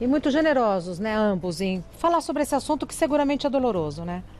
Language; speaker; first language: Portuguese; native; Portuguese